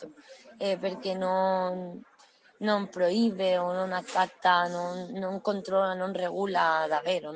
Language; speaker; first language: Italian; non-native, learner; Spanish